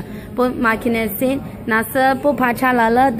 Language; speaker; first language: Turkish; non-native, learner; Chinese